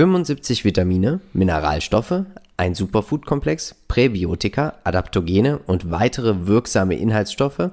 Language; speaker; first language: German; native; German